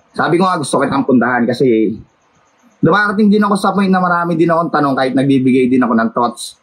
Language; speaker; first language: Filipino; native; Filipino